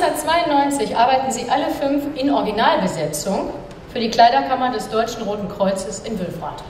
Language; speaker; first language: German; native; German